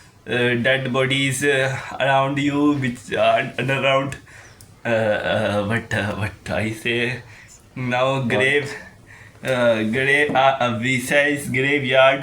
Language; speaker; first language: English; non-native, local second language; Urdu